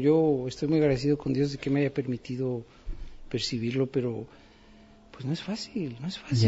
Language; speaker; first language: Spanish; native; Spanish